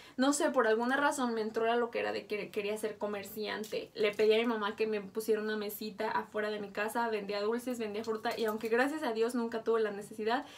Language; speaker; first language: Spanish; native; Spanish